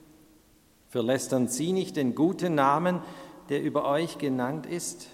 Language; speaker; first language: German; native; German